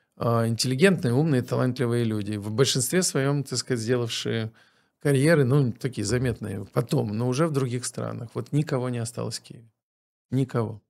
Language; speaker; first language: Russian; native; Russian